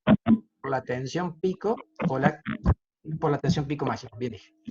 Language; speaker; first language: Spanish; native; Spanish